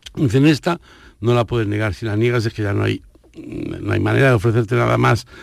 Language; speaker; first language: Spanish; native; Spanish